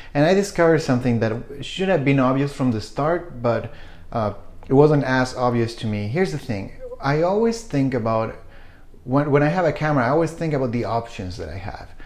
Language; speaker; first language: English; non-native, fluent; Spanish